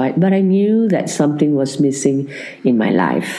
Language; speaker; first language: English; non-native, local second language; Tamil